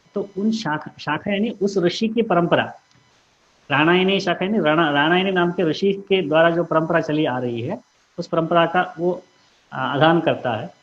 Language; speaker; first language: Hindi; non-native, local second language; Kannada